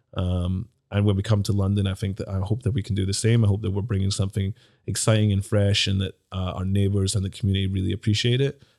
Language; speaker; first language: English; native; English